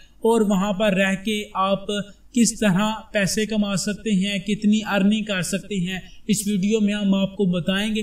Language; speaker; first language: Hindi; non-native, local second language; Punjabi